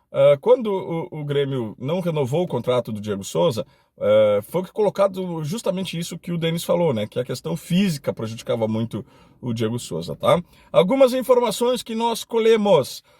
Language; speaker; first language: Portuguese; native; Portuguese